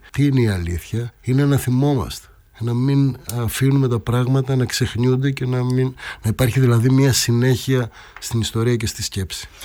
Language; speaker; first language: Greek; native; Greek